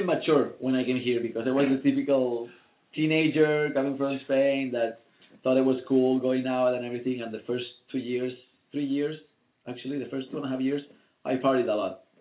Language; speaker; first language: English; non-native, fluent; Spanish